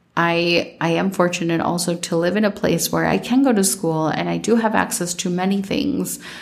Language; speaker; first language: English; early bilingual, other home language; Spanish